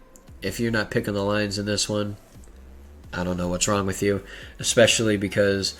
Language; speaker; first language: English; native; English